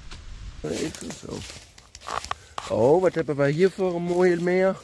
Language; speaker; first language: Dutch; non-native, learner; German